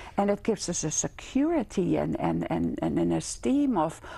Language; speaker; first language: English; non-native, fluent; Dutch